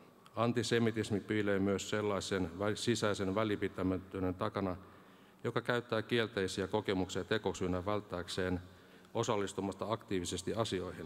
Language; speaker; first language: Finnish; native; Finnish